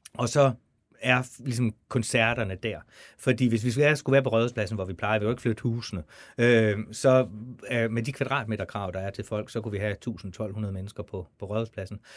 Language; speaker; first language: Danish; native; Danish